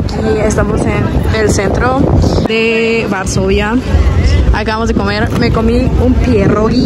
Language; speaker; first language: Spanish; early bilingual, heritage; Spanish